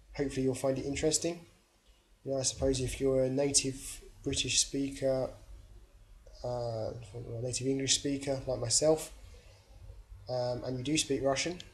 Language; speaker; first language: English; native; English